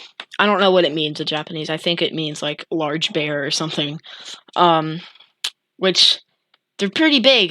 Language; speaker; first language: English; native; English